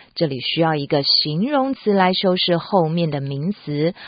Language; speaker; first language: Chinese; native; Chinese